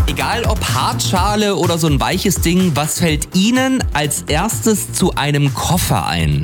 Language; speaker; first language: German; native; German